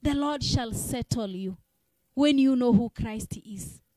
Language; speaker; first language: English; non-native, local second language; Swahili